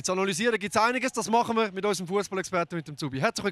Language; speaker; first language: German; native; German